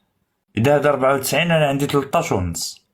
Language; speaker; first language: Arabic; native; Arabic